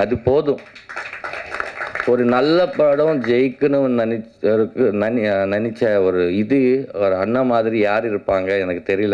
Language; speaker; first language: Tamil; non-native, learner; Telugu